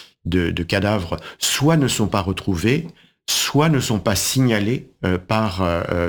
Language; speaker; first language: French; native; French